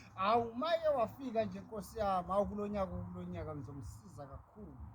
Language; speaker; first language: Zulu; native; Zulu